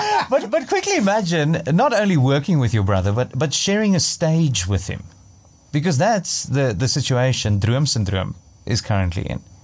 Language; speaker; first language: English; non-native, local second language; Afrikaans